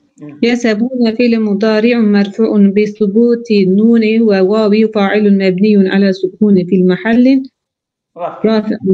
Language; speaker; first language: Arabic; non-native, learner; Turkish